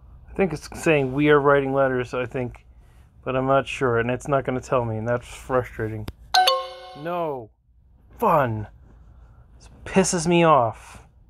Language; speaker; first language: English; native; English